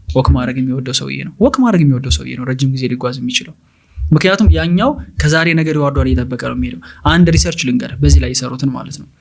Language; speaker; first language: Amharic; native; Amharic